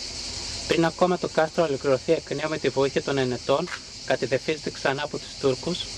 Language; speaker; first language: Greek; native; Greek